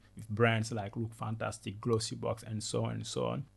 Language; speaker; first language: English; non-native, fluent; Wolof